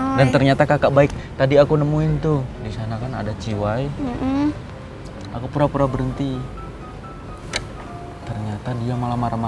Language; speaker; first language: Indonesian; native; Indonesian